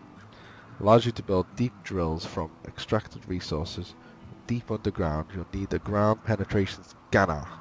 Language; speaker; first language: English; native; English